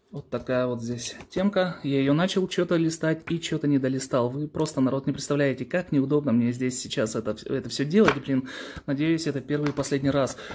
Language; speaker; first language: Russian; early bilingual, heritage; Russian